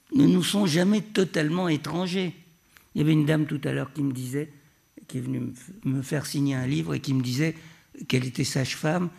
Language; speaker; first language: French; native; French